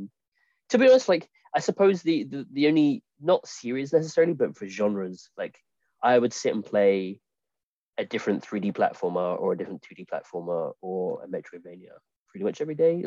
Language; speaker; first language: English; native; English